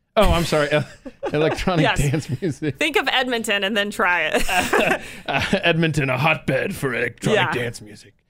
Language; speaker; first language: English; native; English